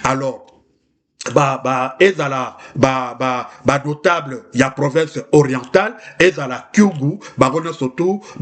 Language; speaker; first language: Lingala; native; Lingala